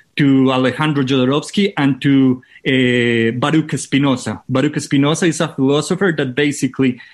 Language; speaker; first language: English; non-native, fluent; Spanish